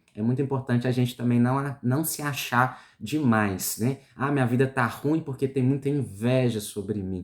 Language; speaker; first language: Portuguese; native; Portuguese